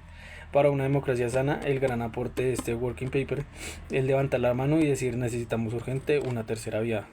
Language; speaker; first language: Spanish; native; Spanish